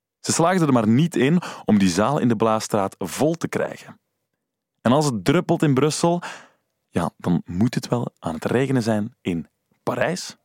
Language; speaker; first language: Dutch; native; Dutch